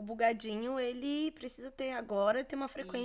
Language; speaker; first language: Portuguese; native; Portuguese